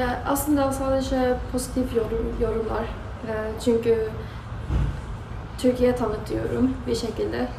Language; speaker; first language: Turkish; non-native, fluent; Swedish